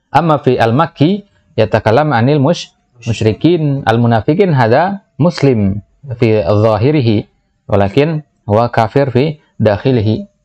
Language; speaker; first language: Arabic; non-native, fluent; Indonesian